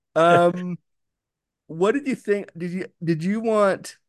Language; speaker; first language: English; native; English